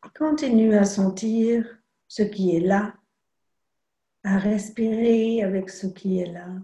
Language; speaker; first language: French; non-native, fluent; German